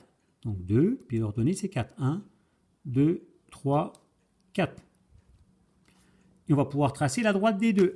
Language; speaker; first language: French; native; French